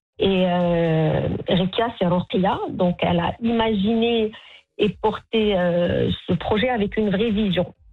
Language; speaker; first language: French; non-native, local second language; Arabic